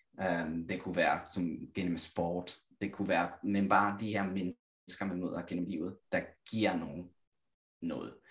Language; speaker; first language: Danish; non-native, fluent; Italian